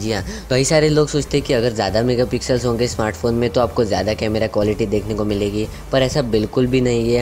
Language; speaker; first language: Hindi; native; Hindi